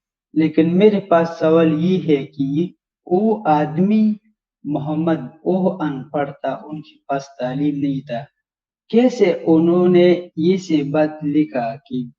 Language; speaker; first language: Hindi; non-native, learner; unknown